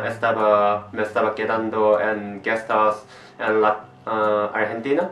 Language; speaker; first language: Spanish; non-native, learner; Korean